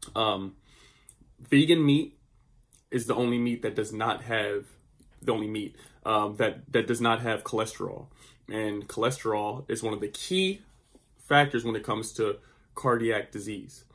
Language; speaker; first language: English; native; English